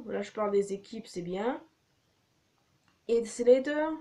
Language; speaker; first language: French; native; French